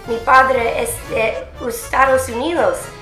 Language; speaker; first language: Spanish; early bilingual, heritage; English